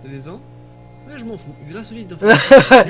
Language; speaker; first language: French; native; French